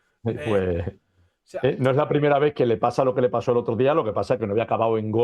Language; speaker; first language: Spanish; native; Spanish